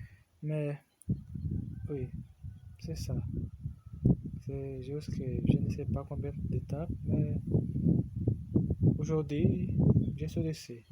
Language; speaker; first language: French; non-native, learner; Portuguese